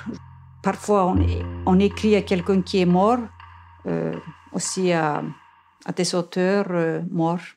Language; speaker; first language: French; non-native, fluent; Icelandic